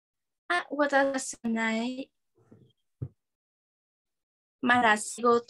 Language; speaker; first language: Japanese; non-native, learner; Vietnamese